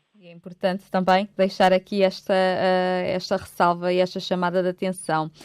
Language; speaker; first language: Portuguese; native; Portuguese